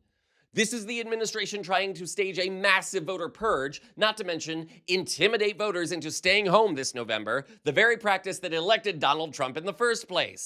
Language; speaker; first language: English; native; English